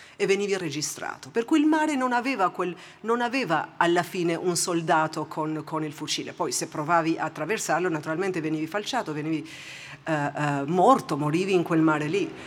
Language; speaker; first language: Italian; non-native, local second language; Albanian